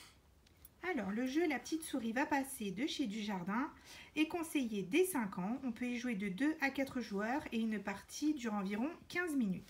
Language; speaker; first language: French; native; French